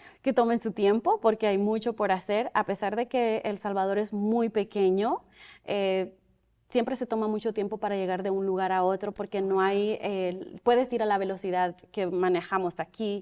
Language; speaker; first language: Spanish; early bilingual, other home language; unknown